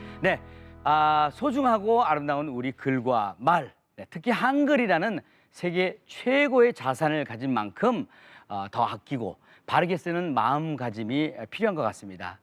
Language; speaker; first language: Korean; native; Korean